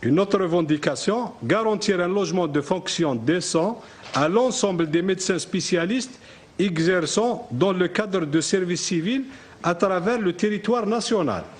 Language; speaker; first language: French; non-native, local second language; Arabic